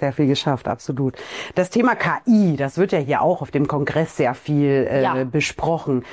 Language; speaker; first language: German; native; German